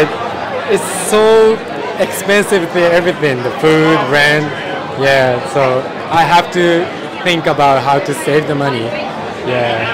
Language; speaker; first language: English; non-native, learner; Japanese